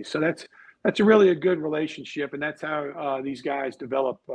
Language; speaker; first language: English; native; English